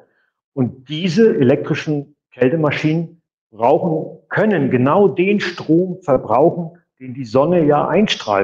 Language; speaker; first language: German; native; German